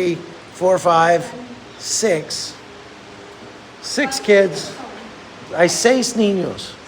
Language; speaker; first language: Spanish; non-native, learner; English